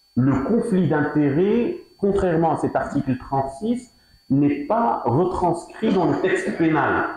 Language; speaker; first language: French; non-native, local second language; Arabic